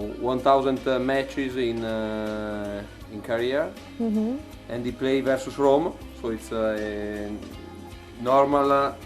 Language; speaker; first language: English; non-native, learner; Italian